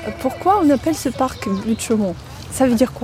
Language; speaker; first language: French; non-native, fluent; Russian